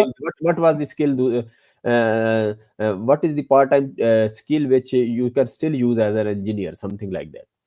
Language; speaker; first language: English; non-native, local second language; Urdu